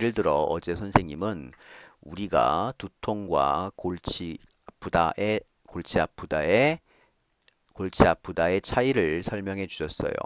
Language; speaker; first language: Korean; native; Korean